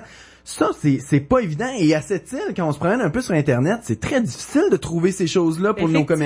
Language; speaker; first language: French; native; French